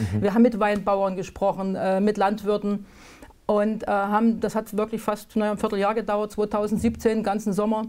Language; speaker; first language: German; native; German